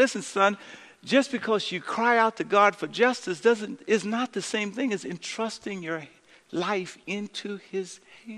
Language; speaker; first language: English; native; English